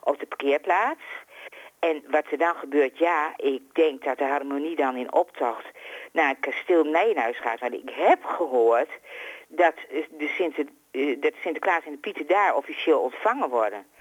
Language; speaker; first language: Dutch; native; Dutch